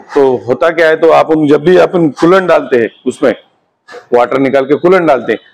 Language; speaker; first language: Hindi; non-native, local second language; Marathi